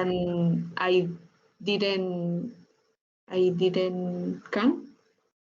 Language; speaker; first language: English; non-native, learner; Spanish